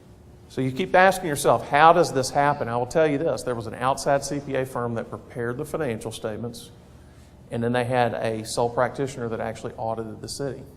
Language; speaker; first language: English; native; English